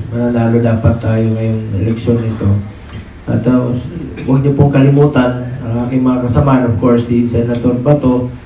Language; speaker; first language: Filipino; non-native, local second language; Cebuano